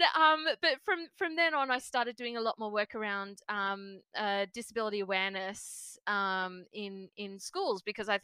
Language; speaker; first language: English; native; English